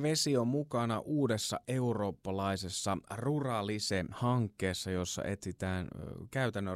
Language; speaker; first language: Finnish; native; Finnish